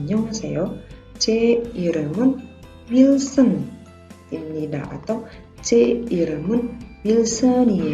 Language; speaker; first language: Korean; non-native, fluent; Indonesian